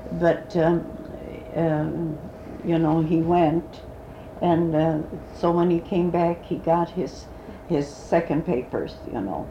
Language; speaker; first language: English; early bilingual, other home language; Swedish